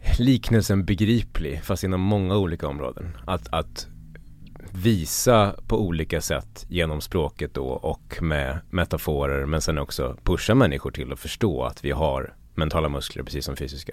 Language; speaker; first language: Swedish; native; Swedish